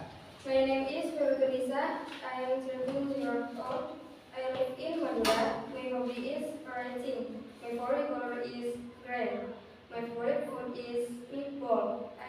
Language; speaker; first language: English; non-native, learner; Indonesian